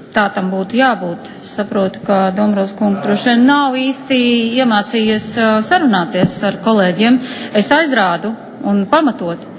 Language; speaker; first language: Latvian; non-native, local second language; Russian